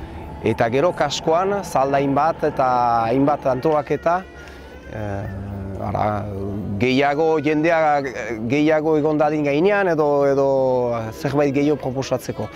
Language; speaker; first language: Basque; native; Basque